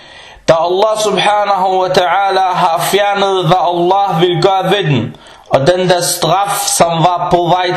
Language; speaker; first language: Danish; non-native, fluent; Arabic